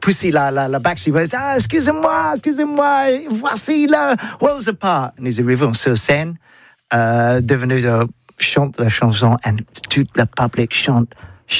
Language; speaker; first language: French; non-native, learner; English